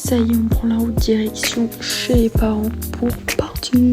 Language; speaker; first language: French; native; French